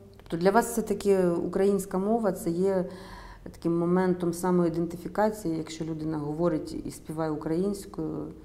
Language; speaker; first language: Ukrainian; native; Ukrainian